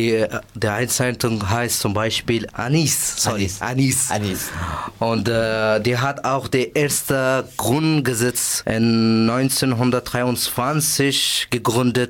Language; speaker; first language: German; non-native, learner; Persian